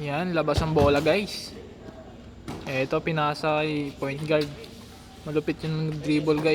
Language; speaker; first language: Filipino; non-native, local second language; Bikol